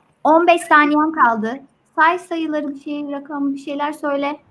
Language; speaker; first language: Turkish; native; Turkish